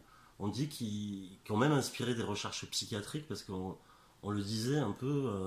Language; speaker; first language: French; native; French